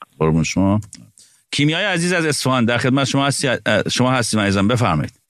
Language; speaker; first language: Persian; native; Persian